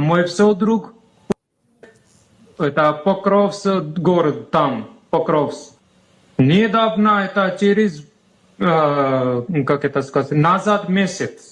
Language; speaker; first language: Russian; non-native, learner; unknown